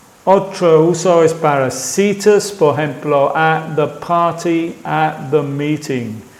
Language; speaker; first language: Spanish; non-native, fluent; English